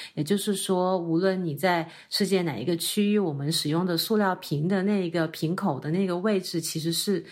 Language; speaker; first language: Chinese; non-native, local second language; Cantonese